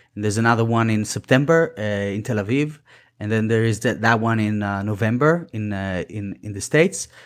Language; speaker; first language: English; non-native, fluent; Hebrew